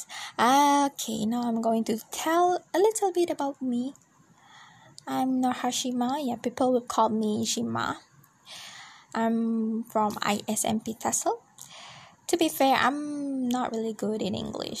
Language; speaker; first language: English; non-native, local second language; Malay